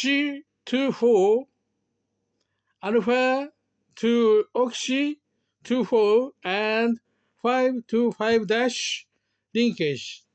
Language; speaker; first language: English; non-native, learner; Japanese